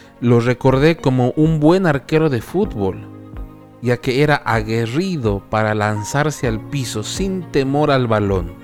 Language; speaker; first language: Spanish; native; Spanish